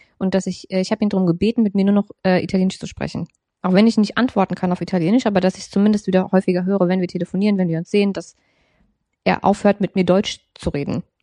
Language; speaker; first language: German; native; German